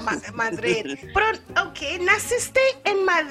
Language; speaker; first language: Spanish; non-native, fluent; English